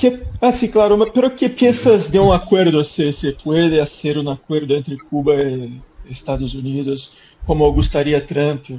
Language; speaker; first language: Spanish; non-native, fluent; Portuguese